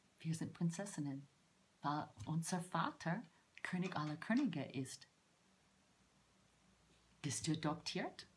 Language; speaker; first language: German; non-native, fluent; English